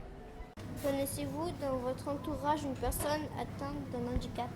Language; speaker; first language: French; native; French